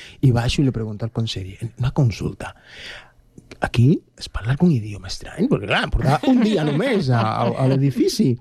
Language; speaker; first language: Catalan; non-native, fluent; Spanish